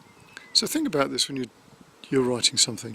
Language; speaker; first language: English; native; English